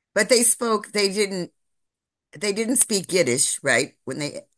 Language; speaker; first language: English; native; English